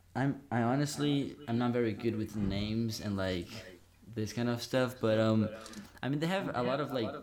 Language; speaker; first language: English; non-native, fluent; Portuguese